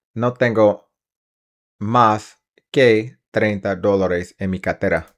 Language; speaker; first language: Spanish; non-native, learner; English